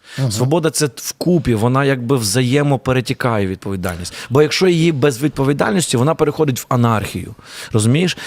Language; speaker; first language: Ukrainian; native; Ukrainian